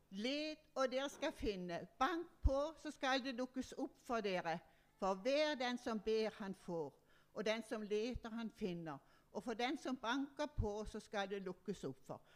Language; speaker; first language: Norwegian; native; Norwegian